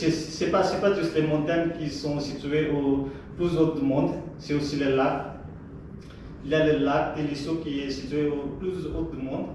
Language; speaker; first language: French; non-native, fluent; Nepali